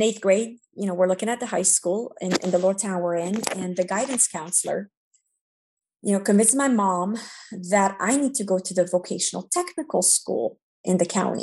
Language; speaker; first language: English; early bilingual, other home language; Romanian